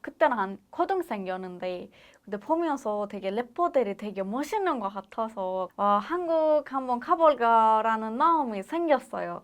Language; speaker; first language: Korean; non-native, fluent; Persian